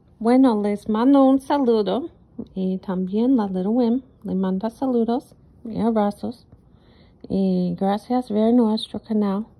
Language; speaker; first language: Spanish; early bilingual, heritage; Spanish